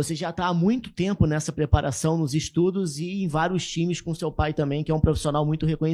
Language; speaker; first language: Portuguese; native; Portuguese